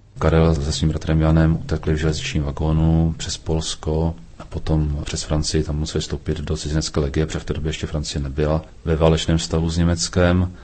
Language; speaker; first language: Czech; native; Czech